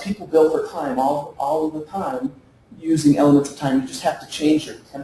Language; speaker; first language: English; native; English